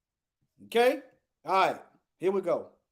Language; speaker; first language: English; native; English